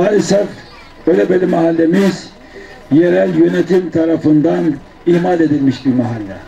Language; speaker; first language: Turkish; native; Turkish